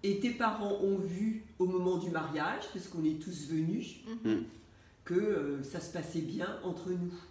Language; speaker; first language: French; native; French